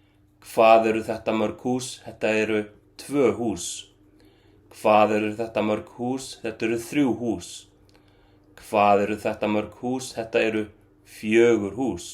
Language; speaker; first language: Icelandic; non-native, fluent; Arabic